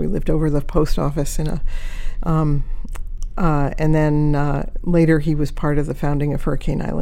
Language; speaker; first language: English; native; English